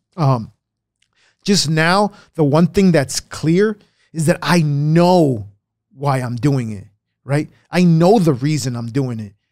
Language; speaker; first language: English; early bilingual, other home language; Spanish